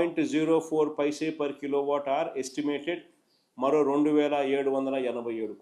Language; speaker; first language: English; non-native, local second language; Telugu